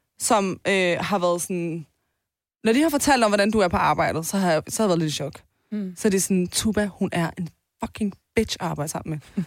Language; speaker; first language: Danish; early bilingual, other home language; Turkish